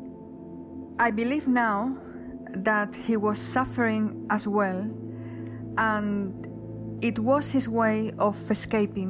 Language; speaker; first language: English; non-native, fluent; Spanish